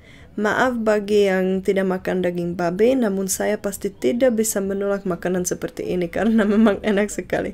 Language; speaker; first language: Indonesian; non-native, fluent; Czech